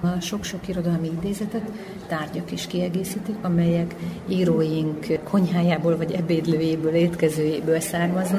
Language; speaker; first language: Hungarian; native; Hungarian